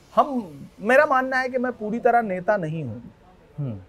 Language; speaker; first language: Hindi; native; Hindi